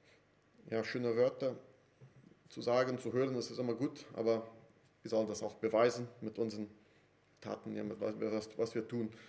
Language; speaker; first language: German; non-native, fluent; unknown